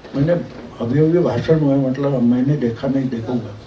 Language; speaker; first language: Hindi; non-native, local second language; Marathi